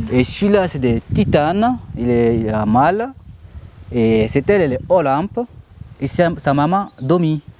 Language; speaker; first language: French; non-native, learner; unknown